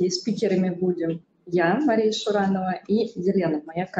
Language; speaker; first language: Russian; native; Russian